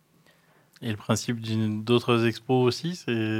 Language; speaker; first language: French; native; French